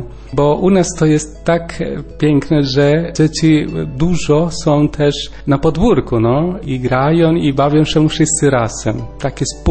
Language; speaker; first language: Polish; non-native, learner; Spanish